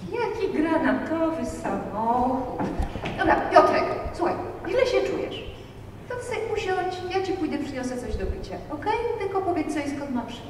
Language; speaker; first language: Polish; native; Polish